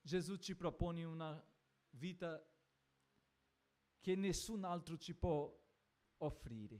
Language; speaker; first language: Italian; non-native, fluent; Portuguese